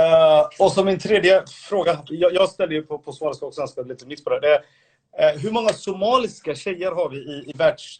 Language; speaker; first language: Swedish; early bilingual, other home language; Somali